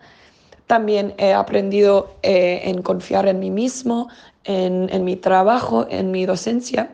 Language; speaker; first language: Spanish; non-native, fluent; English